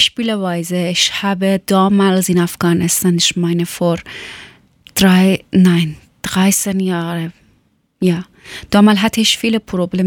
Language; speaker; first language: German; non-native, learner; Persian